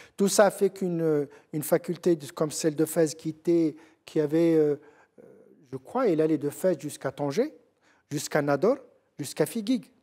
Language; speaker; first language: French; non-native, local second language; Central Atlas Tamazight